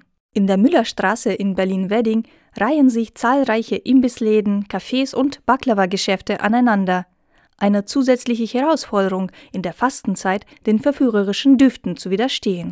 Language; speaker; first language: German; native; German